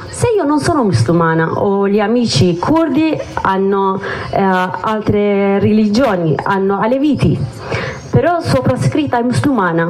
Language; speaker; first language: Italian; non-native, learner; Kurdish